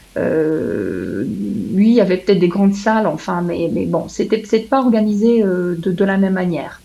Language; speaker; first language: French; non-native, fluent; Serbian